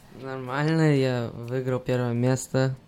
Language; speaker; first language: Russian; early bilingual, heritage; Russian